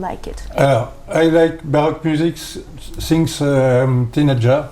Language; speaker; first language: English; non-native, learner; French